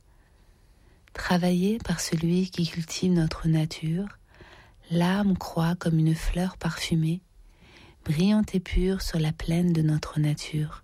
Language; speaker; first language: French; native; French